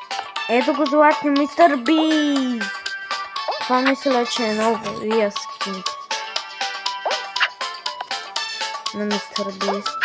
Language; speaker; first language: Bulgarian; native; Bulgarian